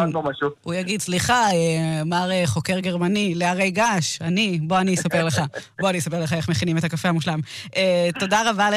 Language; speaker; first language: Hebrew; native; Hebrew